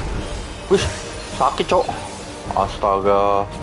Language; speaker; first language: Indonesian; native; Indonesian